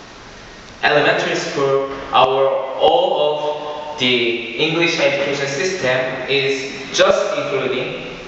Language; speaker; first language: English; non-native, learner; Korean